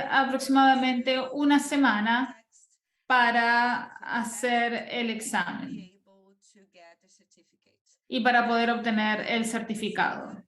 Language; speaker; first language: Spanish; non-native, fluent; Portuguese